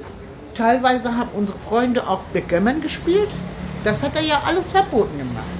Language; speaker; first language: German; early bilingual, other home language; Turkish